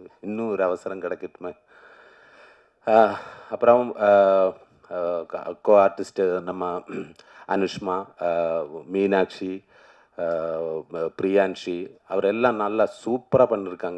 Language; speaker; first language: Tamil; non-native, learner; Malayalam